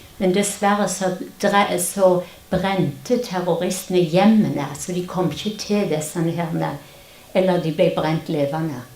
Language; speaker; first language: Norwegian; non-native, fluent; Hebrew